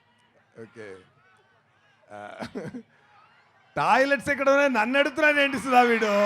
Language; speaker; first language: Telugu; non-native, learner; Tamil